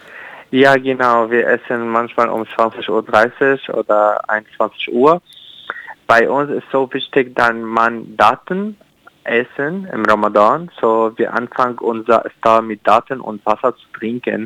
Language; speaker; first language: German; non-native, learner; Arabic